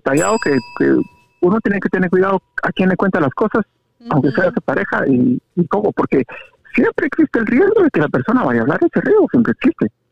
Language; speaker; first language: Spanish; native; Spanish